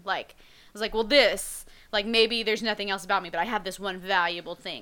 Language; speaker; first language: English; native; English